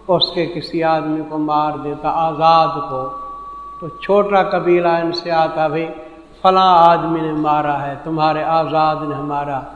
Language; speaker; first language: Urdu; non-native, local second language; Saraiki